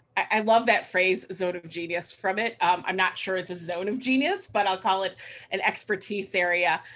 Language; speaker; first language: English; native; English